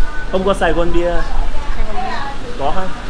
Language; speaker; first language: Vietnamese; non-native, learner; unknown